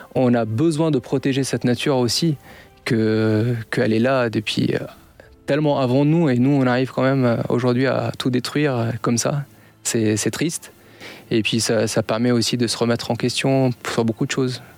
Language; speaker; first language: French; non-native, local second language; Arabic